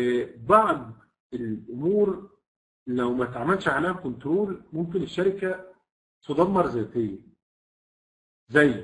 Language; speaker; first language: Arabic; native; Arabic